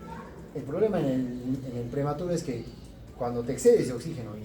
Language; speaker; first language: Spanish; native; Spanish